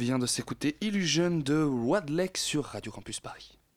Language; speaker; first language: French; native; French